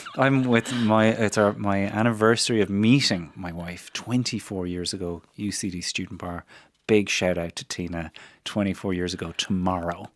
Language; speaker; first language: English; native; English